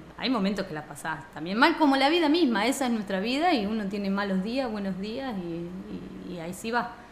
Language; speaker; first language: Spanish; native; Spanish